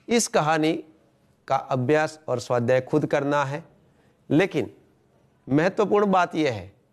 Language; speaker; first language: Hindi; non-native, local second language; Gujarati